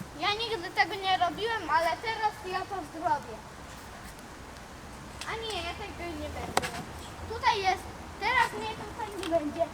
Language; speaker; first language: Polish; early bilingual, other home language; Russian